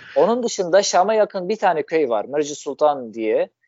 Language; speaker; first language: Turkish; non-native, fluent; Arabic